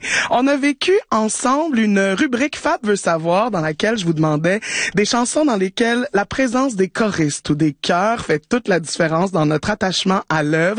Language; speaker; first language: French; native; French